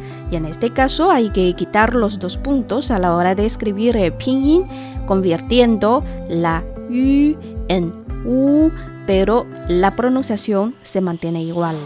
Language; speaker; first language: Spanish; non-native, fluent; Chinese